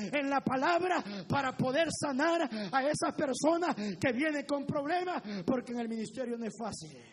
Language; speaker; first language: Spanish; native; Spanish